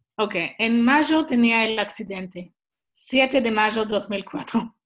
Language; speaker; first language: Spanish; non-native, learner; Swiss German